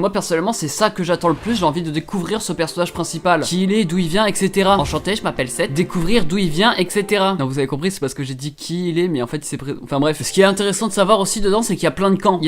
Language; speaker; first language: French; native; French